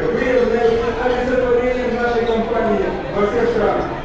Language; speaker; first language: Russian; native; Russian